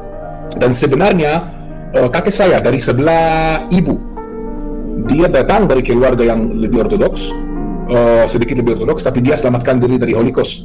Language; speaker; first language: Indonesian; non-native, fluent; Hebrew